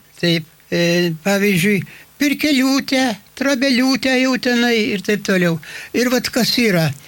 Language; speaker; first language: Lithuanian; native; Lithuanian